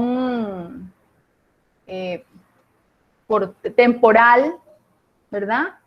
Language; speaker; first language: Spanish; native; Spanish